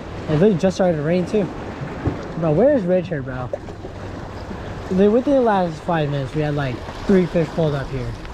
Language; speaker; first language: English; early bilingual, other home language; Korean